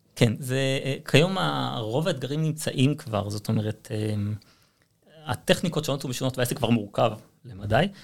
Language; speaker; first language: Hebrew; native; Hebrew